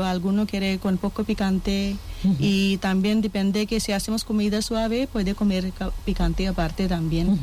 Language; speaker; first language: Spanish; non-native, learner; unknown